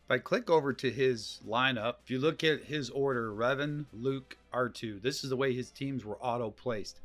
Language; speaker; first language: English; native; English